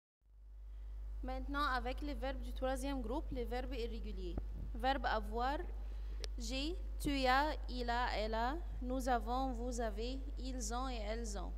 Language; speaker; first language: French; non-native, fluent; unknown